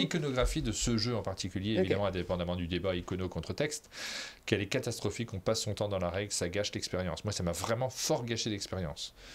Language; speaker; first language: French; native; French